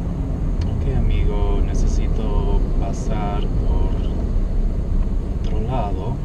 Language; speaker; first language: Spanish; non-native, learner; English